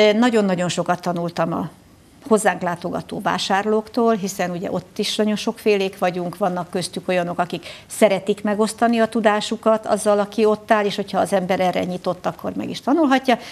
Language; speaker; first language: Hungarian; native; Hungarian